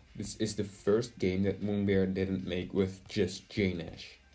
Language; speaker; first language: English; non-native, fluent; Dutch